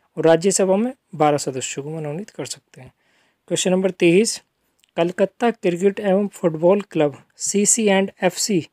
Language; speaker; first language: Hindi; native; Hindi